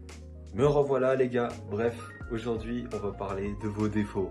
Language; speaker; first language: French; native; French